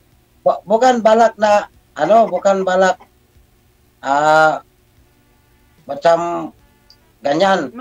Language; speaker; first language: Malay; non-native, learner; Filipino